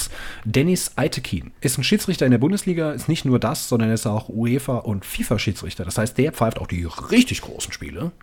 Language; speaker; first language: German; native; German